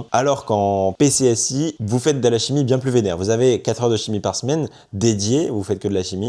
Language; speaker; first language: French; native; French